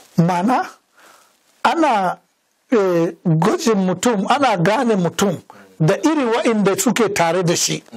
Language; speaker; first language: Hausa; non-native, local second language; Fula